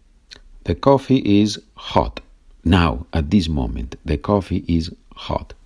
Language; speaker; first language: English; non-native, fluent; Spanish